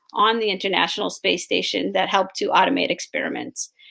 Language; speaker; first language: English; native; English